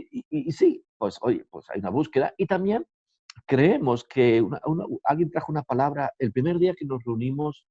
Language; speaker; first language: Spanish; native; Spanish